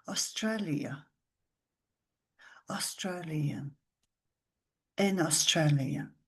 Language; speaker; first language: English; non-native, fluent; Mongolian